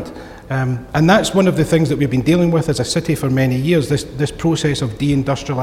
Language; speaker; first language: English; native; English